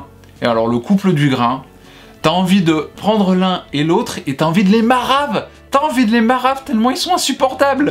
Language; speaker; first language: French; native; French